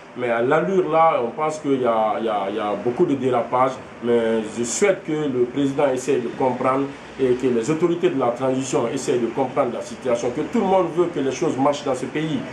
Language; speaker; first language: French; non-native, local second language; Fula